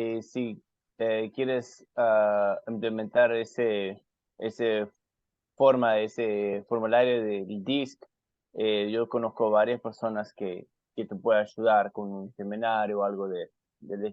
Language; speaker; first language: Spanish; non-native, fluent; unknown